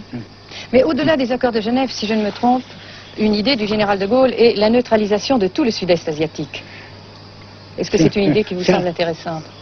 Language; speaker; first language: French; native; French